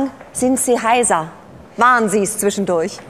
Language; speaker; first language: German; native; German